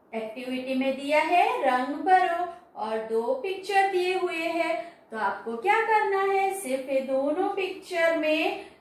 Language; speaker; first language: Hindi; non-native, local second language; Gujarati